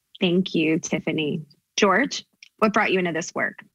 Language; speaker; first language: English; native; English